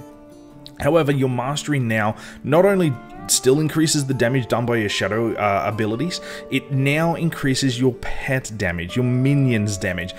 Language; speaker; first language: English; native; English